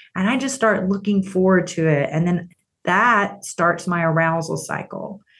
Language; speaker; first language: English; native; English